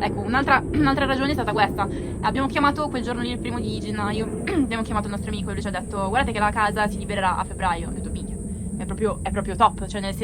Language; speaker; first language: Italian; native; Italian